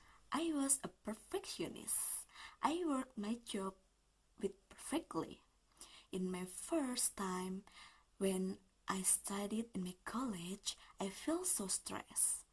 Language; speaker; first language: English; non-native, learner; Indonesian